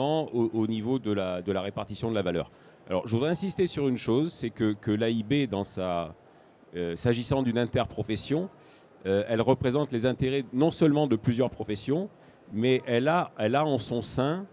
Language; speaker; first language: French; native; French